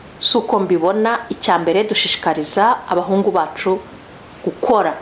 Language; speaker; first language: Kinyarwanda; native; Kinyarwanda